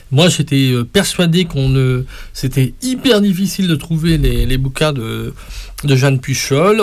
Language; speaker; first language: French; native; French